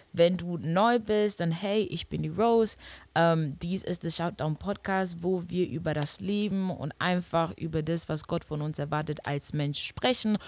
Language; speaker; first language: German; non-native, fluent; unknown